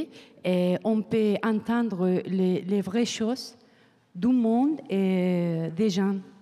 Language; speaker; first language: French; non-native, learner; Spanish